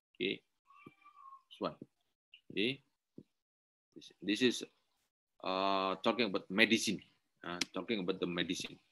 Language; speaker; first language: English; non-native, learner; Indonesian